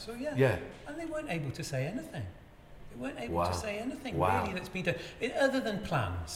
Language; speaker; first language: English; native; English